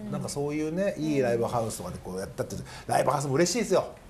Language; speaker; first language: Japanese; native; Japanese